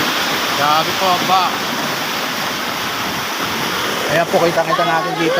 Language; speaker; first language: Filipino; native; Filipino